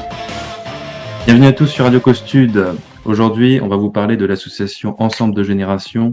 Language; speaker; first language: French; native; French